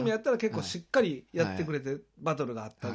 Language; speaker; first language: Japanese; native; Japanese